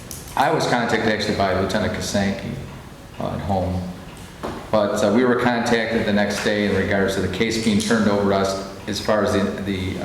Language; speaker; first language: English; native; English